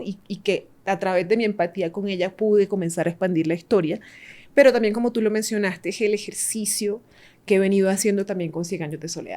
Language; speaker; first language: Spanish; native; Spanish